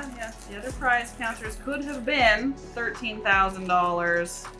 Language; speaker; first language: English; native; English